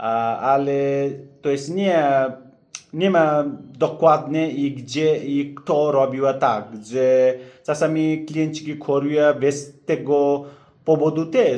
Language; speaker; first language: Polish; non-native, learner; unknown